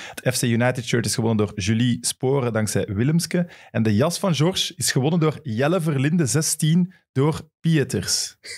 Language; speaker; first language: Dutch; native; Dutch